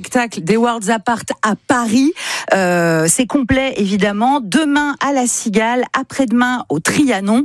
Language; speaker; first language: French; native; French